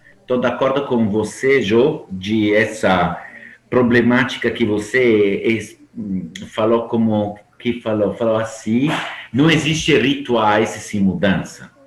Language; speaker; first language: Portuguese; non-native, fluent; Italian